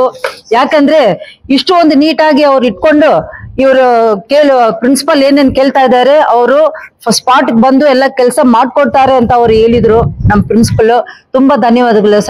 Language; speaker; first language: Kannada; non-native, local second language; Tamil